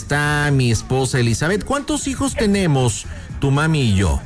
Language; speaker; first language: Spanish; native; Spanish